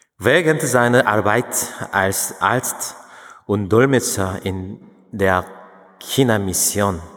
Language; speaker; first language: German; non-native, fluent; Korean